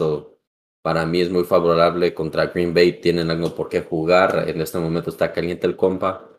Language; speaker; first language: Spanish; early bilingual, heritage; Spanish